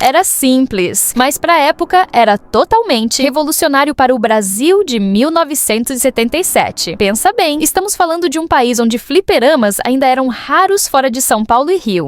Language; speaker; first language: Portuguese; native; Portuguese